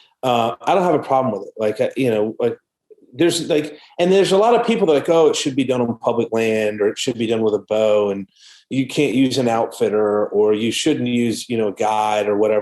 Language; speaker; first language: English; native; English